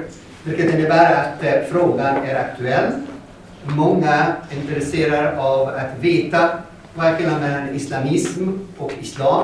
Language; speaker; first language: Swedish; non-native, fluent; Arabic